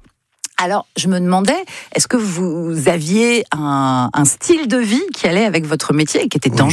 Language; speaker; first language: French; native; French